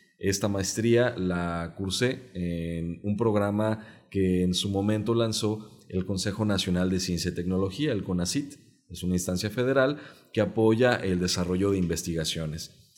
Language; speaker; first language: Spanish; non-native, local second language; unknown